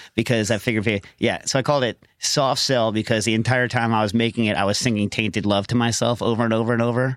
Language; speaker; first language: English; native; English